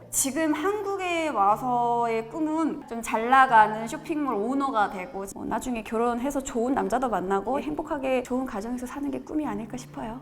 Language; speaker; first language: Korean; native; Korean